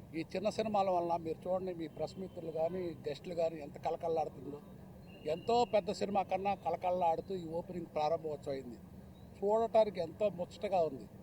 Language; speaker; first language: Telugu; native; Telugu